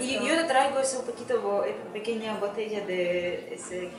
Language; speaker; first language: Spanish; non-native, fluent; Russian